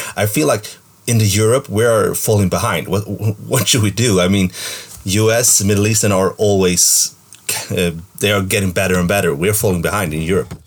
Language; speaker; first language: English; non-native, fluent; Swedish